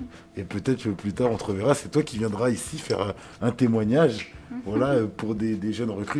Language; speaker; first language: French; native; French